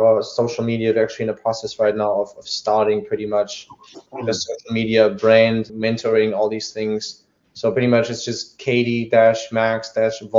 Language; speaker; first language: English; non-native, fluent; German